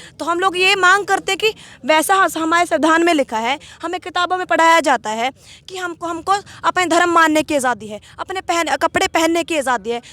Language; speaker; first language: Hindi; non-native, local second language; Punjabi